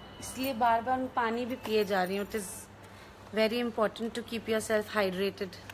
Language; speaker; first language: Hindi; non-native, local second language; Bhojpuri